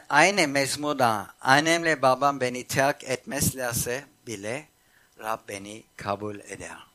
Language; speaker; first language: Turkish; non-native, fluent; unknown